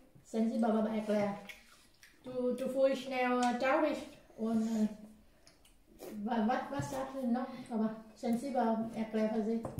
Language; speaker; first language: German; non-native, learner; Vietnamese